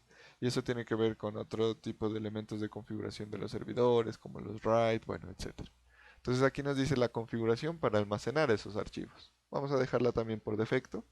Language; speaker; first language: Spanish; native; Spanish